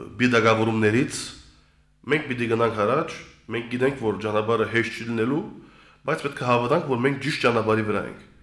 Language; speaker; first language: Armenian; early bilingual, heritage; Armenian